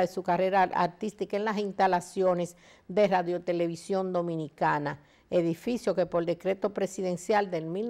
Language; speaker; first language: Spanish; native; Spanish